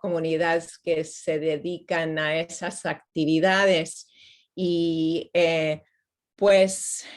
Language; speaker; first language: Spanish; non-native, fluent; English